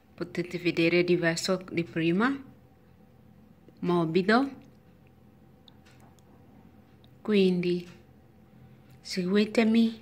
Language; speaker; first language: Italian; non-native, learner; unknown